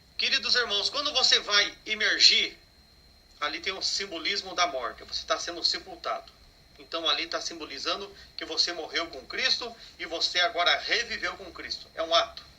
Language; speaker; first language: Portuguese; native; Portuguese